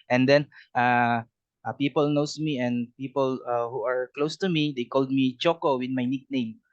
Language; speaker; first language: English; non-native, learner; Cebuano